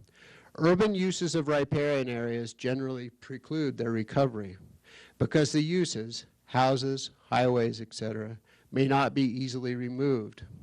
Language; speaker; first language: English; native; English